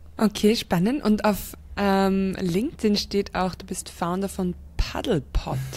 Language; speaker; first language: German; native; German